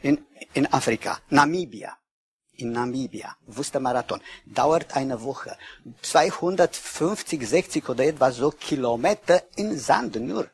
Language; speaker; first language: German; non-native, learner; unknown